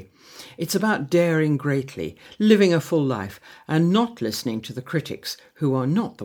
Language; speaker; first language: English; native; English